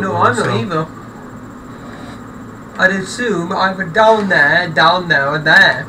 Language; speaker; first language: English; native; English